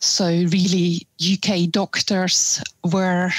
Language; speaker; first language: English; non-native, fluent; German